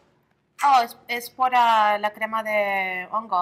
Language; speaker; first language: Spanish; early bilingual, heritage; Spanish